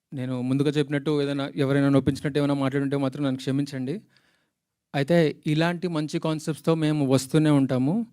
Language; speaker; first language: Telugu; native; Telugu